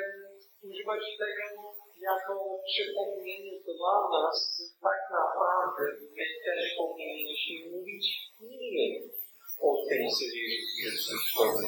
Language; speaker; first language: Polish; non-native, learner; English